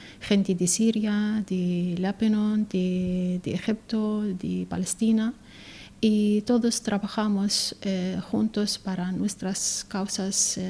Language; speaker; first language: Spanish; non-native, learner; Arabic